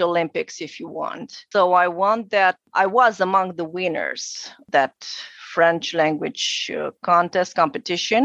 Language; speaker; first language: English; non-native, fluent; Romanian